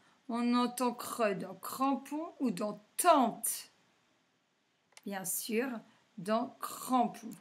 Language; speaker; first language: French; native; French